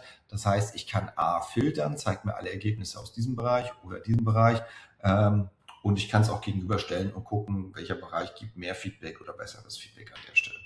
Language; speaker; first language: German; native; German